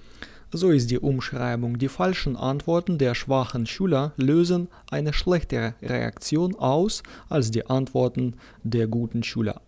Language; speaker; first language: German; non-native, fluent; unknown